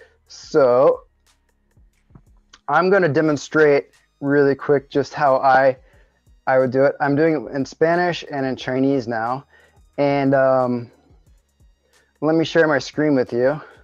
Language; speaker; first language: English; native; English